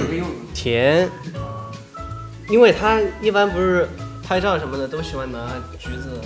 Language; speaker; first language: Chinese; native; Chinese